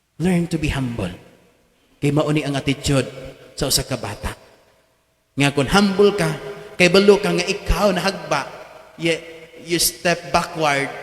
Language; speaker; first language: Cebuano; native; Cebuano